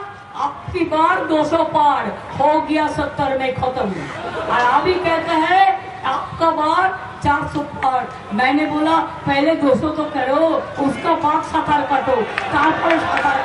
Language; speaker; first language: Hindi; non-native, local second language; Bangla